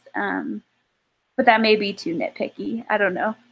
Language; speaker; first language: English; native; English